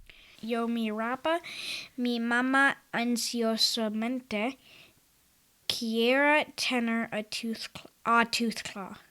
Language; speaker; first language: Spanish; non-native, learner; English